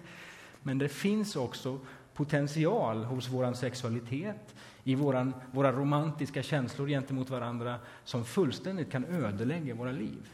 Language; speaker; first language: Swedish; native; Swedish